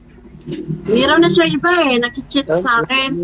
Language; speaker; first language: Filipino; non-native, local second language; Hiligaynon